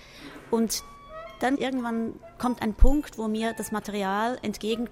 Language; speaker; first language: German; native; German